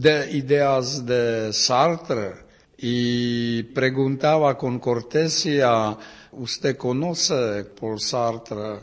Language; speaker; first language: Spanish; non-native, learner; Czech